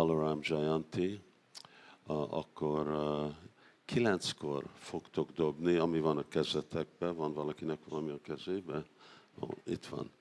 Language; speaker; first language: Hungarian; non-native, learner; English